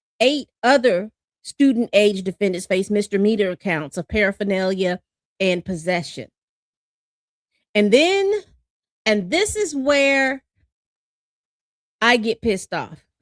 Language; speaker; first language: English; native; English